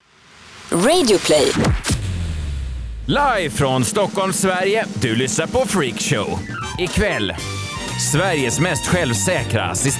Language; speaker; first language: Swedish; native; Swedish